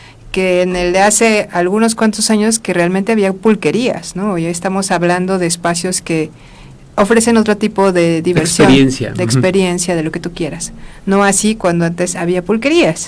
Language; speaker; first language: Spanish; native; Spanish